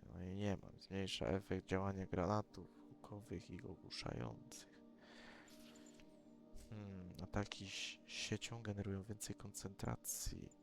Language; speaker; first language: Polish; native; Polish